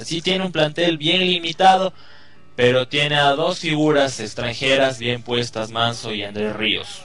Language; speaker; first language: Spanish; native; Spanish